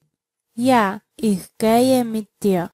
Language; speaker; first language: German; non-native, fluent; Polish